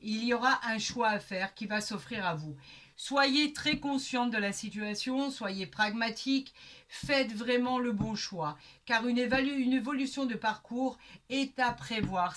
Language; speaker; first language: French; native; French